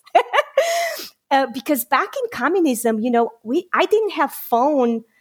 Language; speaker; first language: English; non-native, fluent; Romanian